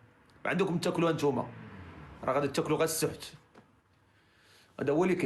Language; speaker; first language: Arabic; native; Arabic